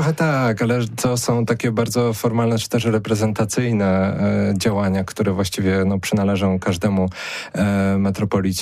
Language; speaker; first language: Polish; native; Polish